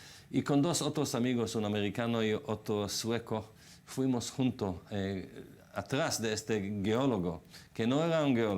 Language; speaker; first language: Spanish; non-native, fluent; Hebrew